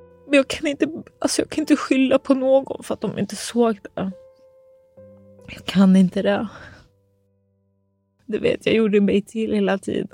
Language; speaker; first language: Swedish; native; Swedish